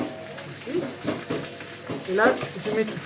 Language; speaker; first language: French; native; French